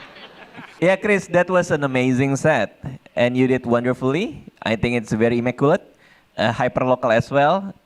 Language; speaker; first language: English; non-native, fluent; Indonesian